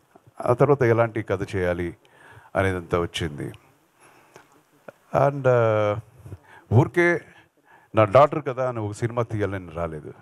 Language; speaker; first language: Telugu; non-native, local second language; Kannada